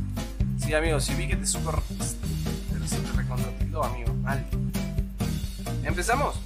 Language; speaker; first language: Spanish; native; Spanish